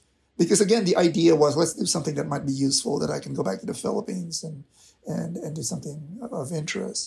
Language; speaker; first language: English; non-native, local second language; Filipino